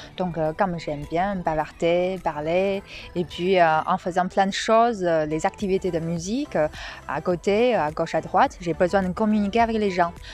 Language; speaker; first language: French; non-native, fluent; Chinese